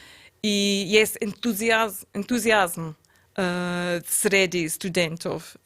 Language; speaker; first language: Russian; non-native, learner; English